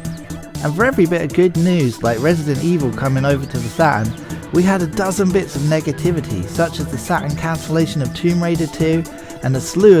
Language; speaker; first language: English; native; English